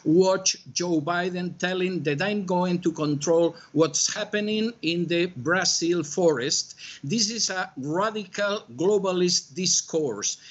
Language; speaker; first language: English; non-native, fluent; Spanish